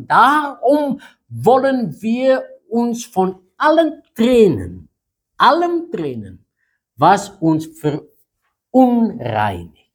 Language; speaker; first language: German; non-native, fluent; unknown